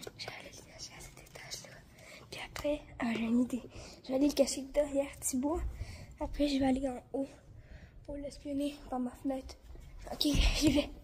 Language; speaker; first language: French; native; French